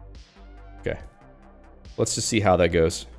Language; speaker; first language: English; native; English